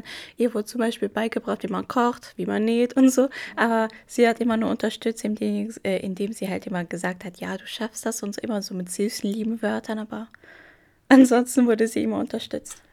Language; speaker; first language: German; early bilingual, other home language; Arabic